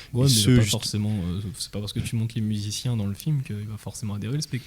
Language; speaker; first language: French; native; French